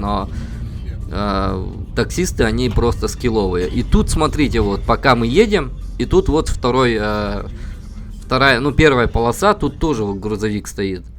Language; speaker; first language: Russian; native; Russian